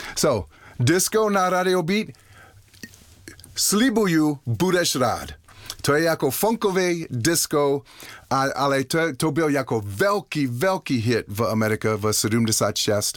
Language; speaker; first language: Czech; non-native, learner; English